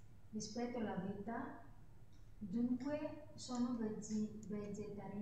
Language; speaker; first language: Italian; non-native, learner; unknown